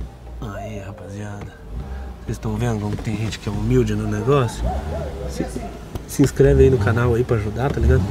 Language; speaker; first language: Portuguese; native; Portuguese